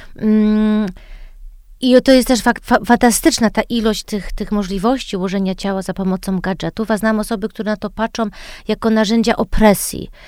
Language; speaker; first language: Polish; early bilingual, heritage; Polish